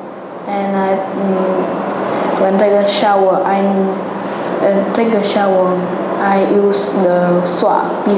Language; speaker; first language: English; non-native, learner; Vietnamese